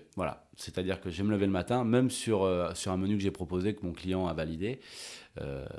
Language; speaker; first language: French; native; French